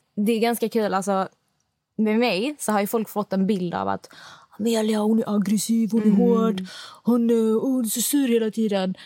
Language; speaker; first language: Swedish; native; Swedish